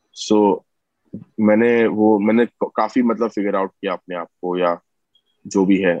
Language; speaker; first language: Hindi; native; Hindi